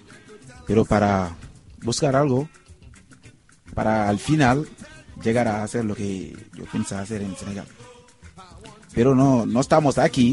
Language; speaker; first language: Spanish; non-native, learner; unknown